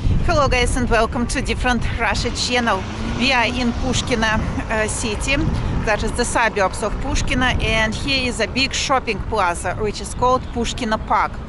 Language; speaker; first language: English; non-native, fluent; Russian